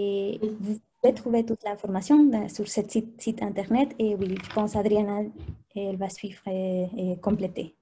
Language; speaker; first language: French; non-native, fluent; Spanish